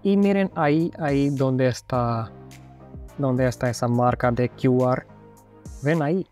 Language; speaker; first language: Spanish; non-native, fluent; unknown